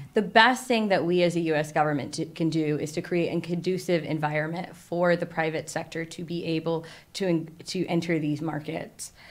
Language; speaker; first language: English; native; English